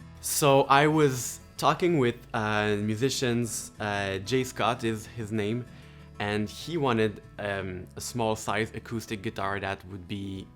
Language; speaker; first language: English; non-native, local second language; French